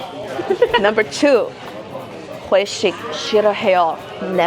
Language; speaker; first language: Korean; non-native, learner; English